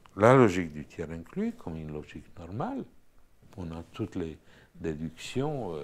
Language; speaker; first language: French; non-native, fluent; Romanian